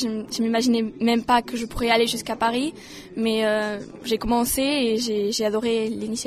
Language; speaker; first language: French; non-native, fluent; Portuguese